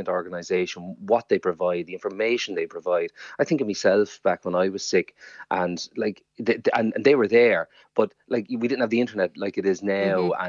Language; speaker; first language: English; native; English